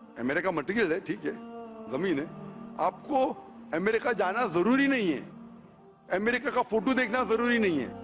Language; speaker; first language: Hindi; non-native, local second language; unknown